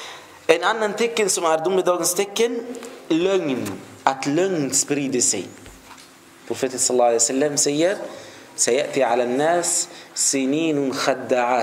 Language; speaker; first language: Swedish; non-native, fluent; Arabic